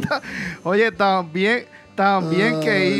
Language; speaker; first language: Spanish; native; Spanish